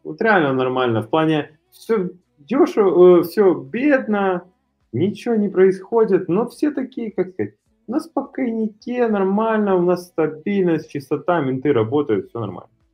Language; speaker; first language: Russian; native; Russian